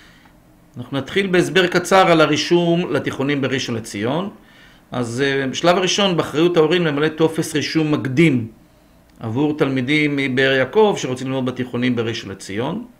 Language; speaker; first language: Hebrew; native; Hebrew